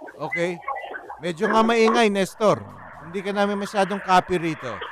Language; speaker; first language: Filipino; native; Filipino